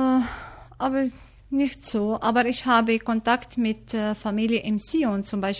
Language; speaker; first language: German; non-native, learner; Arabic